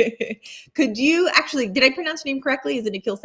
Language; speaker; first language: English; native; English